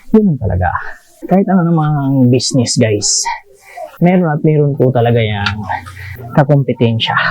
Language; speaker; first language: Filipino; non-native, local second language; Cebuano